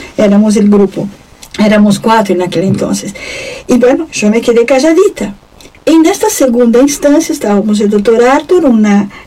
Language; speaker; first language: Spanish; non-native, fluent; Portuguese